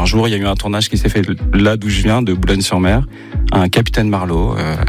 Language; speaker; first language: French; native; French